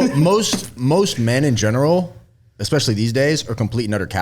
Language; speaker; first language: English; native; English